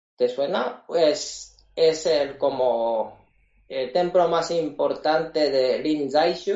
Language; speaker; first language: Spanish; non-native, fluent; Japanese